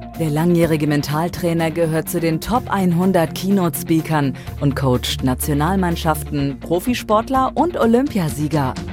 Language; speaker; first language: German; native; German